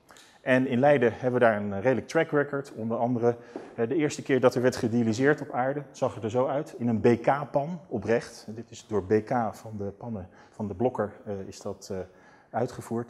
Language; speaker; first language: Dutch; native; Dutch